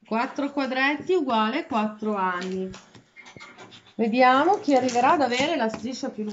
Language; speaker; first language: Italian; native; Italian